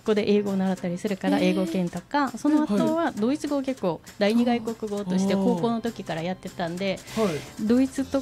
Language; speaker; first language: Japanese; non-native, fluent; Korean